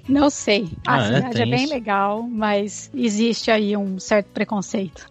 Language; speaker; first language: Portuguese; native; Portuguese